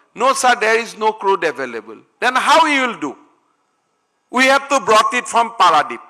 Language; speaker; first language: English; non-native, local second language; Assamese